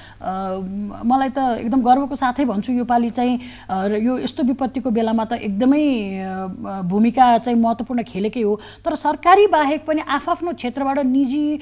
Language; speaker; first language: Nepali; native; Nepali